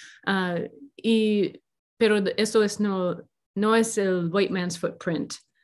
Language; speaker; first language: Spanish; non-native, learner; English